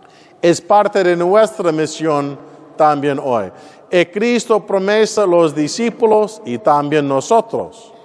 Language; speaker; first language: Spanish; non-native, fluent; English